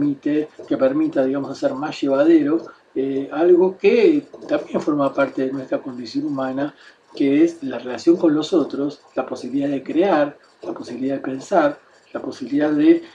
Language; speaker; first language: Spanish; native; Spanish